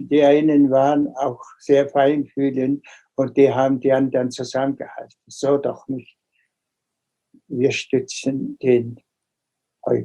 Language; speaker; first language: German; non-native, fluent; Tuvinian